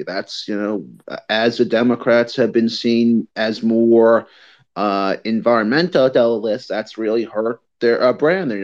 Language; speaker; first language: English; native; English